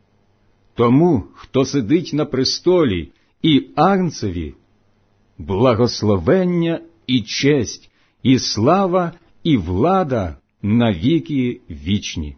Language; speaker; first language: Ukrainian; native; Ukrainian